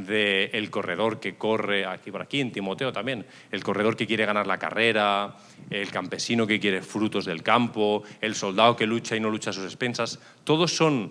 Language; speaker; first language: Spanish; native; Spanish